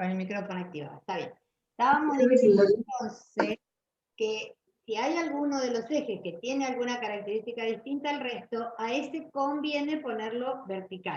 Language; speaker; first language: Spanish; native; Spanish